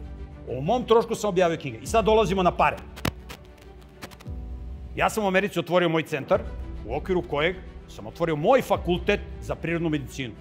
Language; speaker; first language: Serbian; native; Serbian